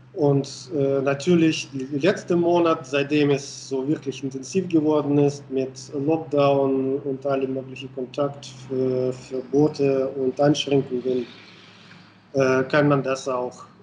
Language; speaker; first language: German; non-native, fluent; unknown